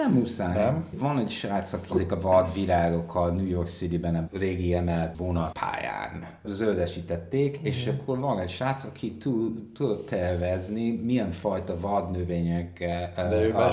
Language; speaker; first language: Hungarian; non-native, fluent; English